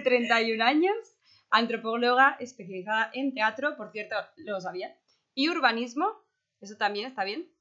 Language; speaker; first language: Spanish; native; Spanish